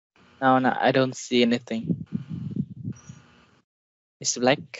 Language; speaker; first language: English; non-native, learner; Vietnamese